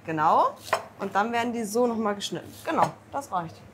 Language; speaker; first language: German; native; German